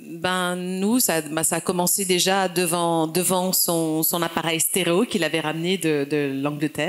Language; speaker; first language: French; non-native, local second language; Morisyen